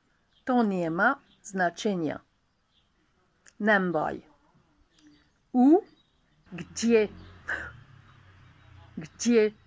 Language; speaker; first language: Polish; non-native, learner; Hungarian